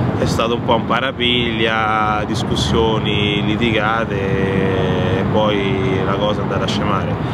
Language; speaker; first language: Italian; early bilingual, other home language; French